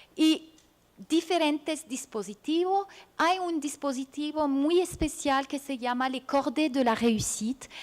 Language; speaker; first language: Spanish; non-native, fluent; French